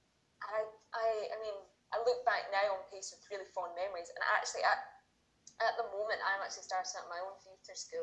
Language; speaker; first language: English; native; English